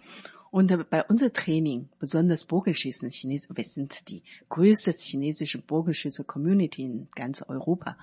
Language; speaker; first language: German; non-native, learner; Chinese